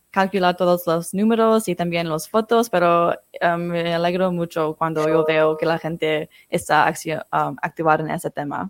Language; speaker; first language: Spanish; non-native, fluent; English